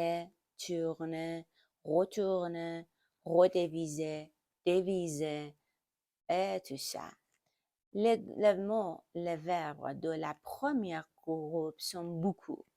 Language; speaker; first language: French; non-native, learner; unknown